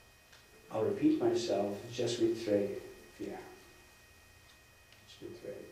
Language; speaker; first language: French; non-native, learner; English